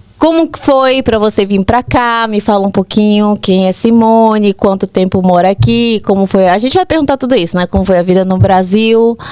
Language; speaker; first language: Portuguese; native; Portuguese